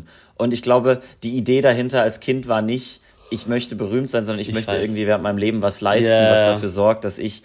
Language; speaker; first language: German; native; German